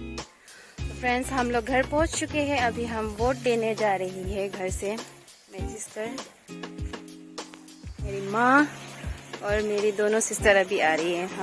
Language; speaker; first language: Hindi; non-native, local second language; Karbi